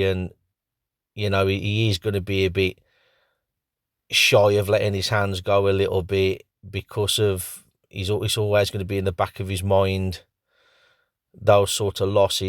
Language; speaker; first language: English; native; English